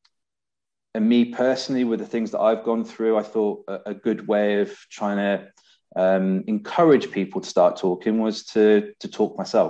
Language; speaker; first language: English; native; English